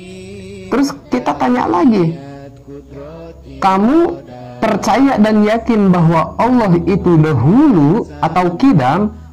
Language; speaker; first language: Indonesian; non-native, local second language; Sundanese